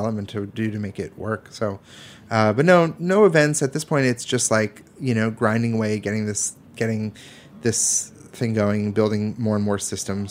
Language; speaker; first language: English; native; English